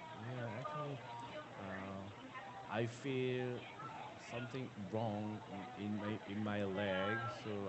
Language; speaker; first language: English; non-native, learner; Korean